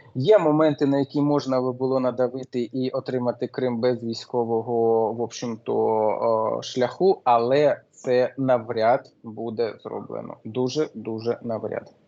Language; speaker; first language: Ukrainian; non-native, local second language; Russian